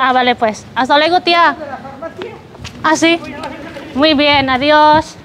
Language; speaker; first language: Spanish; non-native, learner; Indonesian